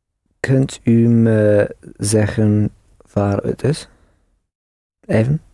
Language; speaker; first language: Dutch; non-native, learner; English